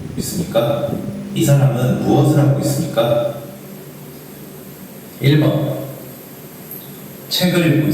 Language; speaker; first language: Korean; non-native, learner; Filipino